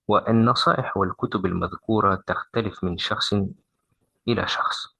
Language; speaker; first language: Arabic; non-native, fluent; French